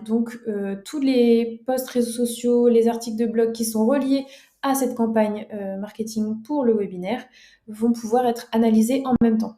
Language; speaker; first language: French; native; French